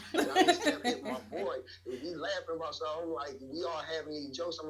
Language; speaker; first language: English; native; English